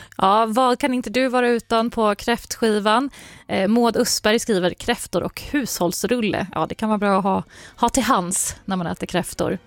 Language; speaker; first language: Swedish; native; Swedish